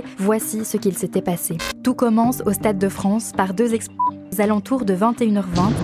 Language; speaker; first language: French; native; French